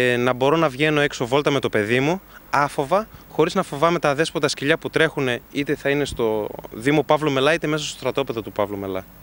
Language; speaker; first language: Greek; early bilingual, heritage; Greek